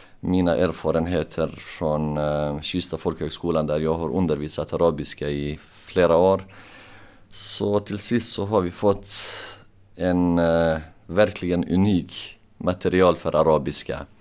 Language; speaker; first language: Swedish; non-native, local second language; Bosnian